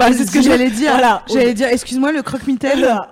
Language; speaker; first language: French; native; French